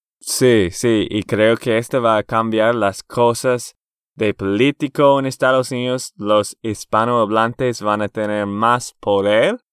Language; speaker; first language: Spanish; non-native, fluent; English